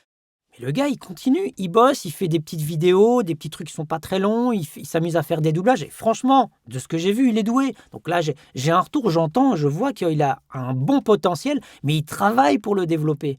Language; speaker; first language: French; native; French